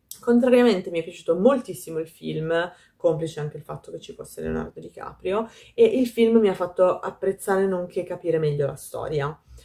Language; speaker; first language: Italian; native; Italian